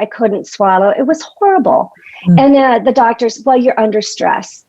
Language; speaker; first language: English; native; English